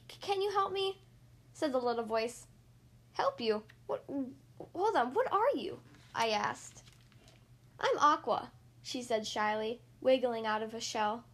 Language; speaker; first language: English; native; English